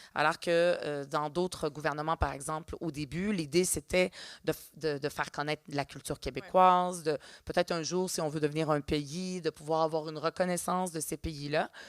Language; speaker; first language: French; early bilingual, other home language; Arabic